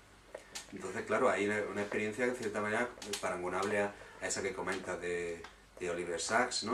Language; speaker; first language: Spanish; native; Spanish